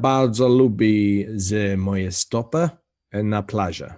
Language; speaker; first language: Polish; non-native, learner; English